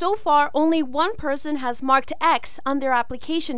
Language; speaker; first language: English; native; English